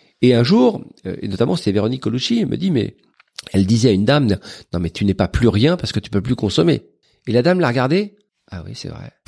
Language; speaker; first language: French; native; French